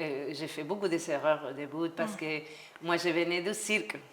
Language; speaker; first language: French; non-native, learner; Spanish